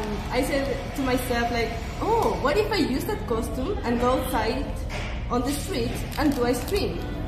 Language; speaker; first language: English; non-native, fluent; Spanish